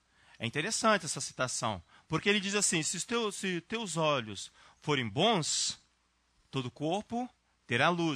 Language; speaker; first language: Portuguese; native; Portuguese